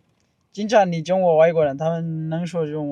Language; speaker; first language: Chinese; non-native, learner; Amharic